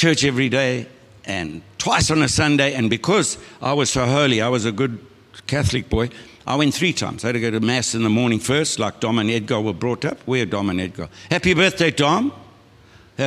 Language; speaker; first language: English; native; English